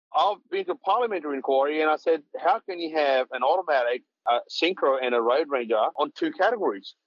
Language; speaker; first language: English; non-native, local second language; Punjabi